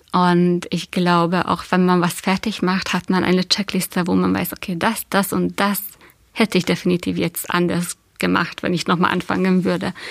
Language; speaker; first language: German; non-native, fluent; Hungarian